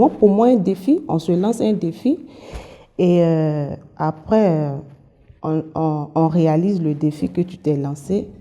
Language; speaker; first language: French; native; French